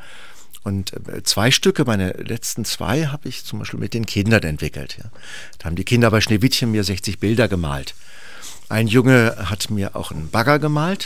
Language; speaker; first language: German; native; German